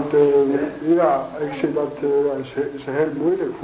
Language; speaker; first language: Dutch; non-native, learner; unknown